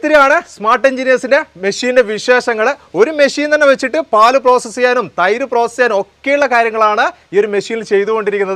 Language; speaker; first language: Malayalam; native; Malayalam